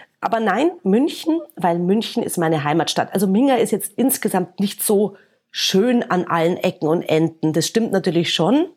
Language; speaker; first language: German; native; German